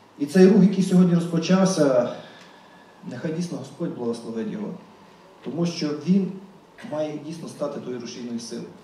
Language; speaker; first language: Ukrainian; native; Ukrainian